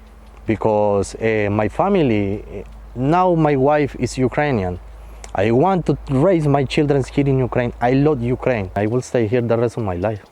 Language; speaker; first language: English; non-native, fluent; Spanish